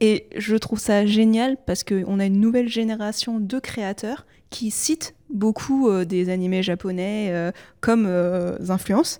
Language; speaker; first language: French; native; French